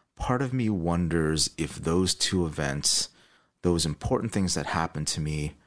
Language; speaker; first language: English; native; English